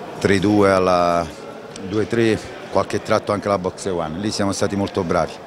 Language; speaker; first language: Italian; native; Italian